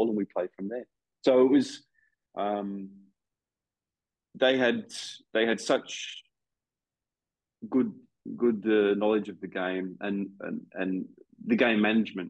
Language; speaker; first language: English; native; English